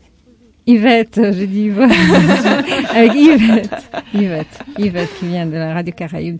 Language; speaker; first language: French; native; French